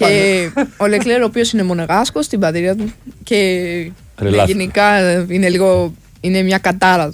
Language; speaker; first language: Greek; native; Greek